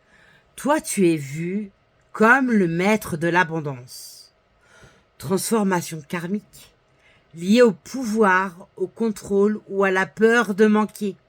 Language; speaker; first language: French; native; French